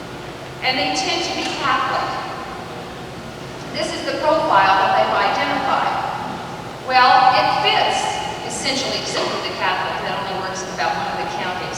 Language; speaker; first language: English; native; English